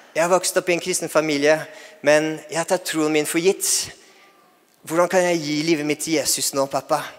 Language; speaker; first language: Norwegian; non-native, fluent; English